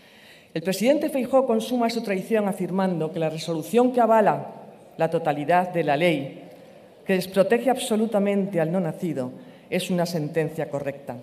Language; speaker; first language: Spanish; native; Spanish